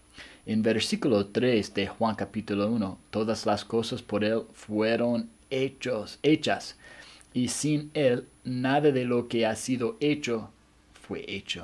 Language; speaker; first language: Spanish; non-native, fluent; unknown